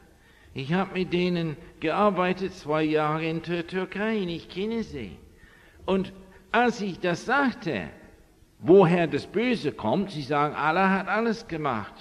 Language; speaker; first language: German; non-native, fluent; English